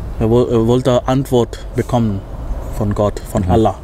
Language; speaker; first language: German; non-native, fluent; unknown